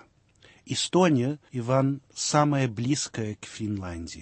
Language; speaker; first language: Russian; early bilingual, heritage; Russian